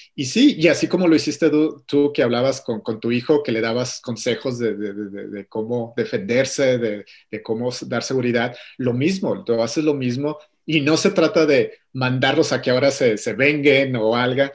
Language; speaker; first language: Spanish; native; Spanish